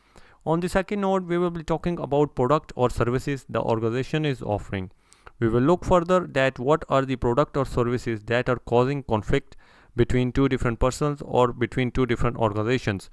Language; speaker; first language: English; non-native, local second language; Urdu